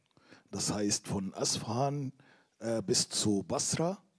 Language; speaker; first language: German; non-native, fluent; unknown